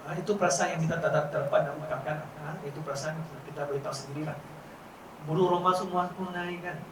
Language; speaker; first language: Malay; non-native, local second language; Chinese